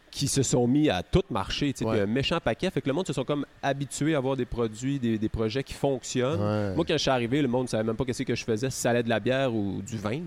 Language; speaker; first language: French; native; French